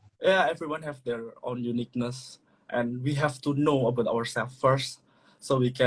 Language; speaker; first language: English; non-native, learner; Indonesian